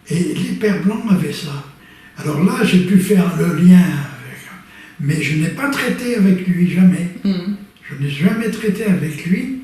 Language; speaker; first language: French; native; French